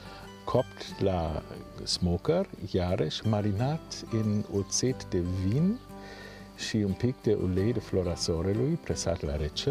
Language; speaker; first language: Romanian; non-native, learner; German